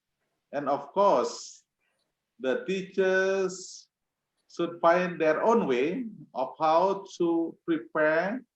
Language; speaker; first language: English; non-native, fluent; Indonesian